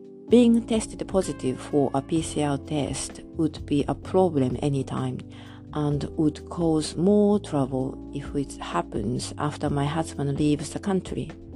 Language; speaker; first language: English; non-native, fluent; Japanese